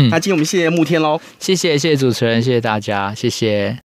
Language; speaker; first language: Chinese; native; Chinese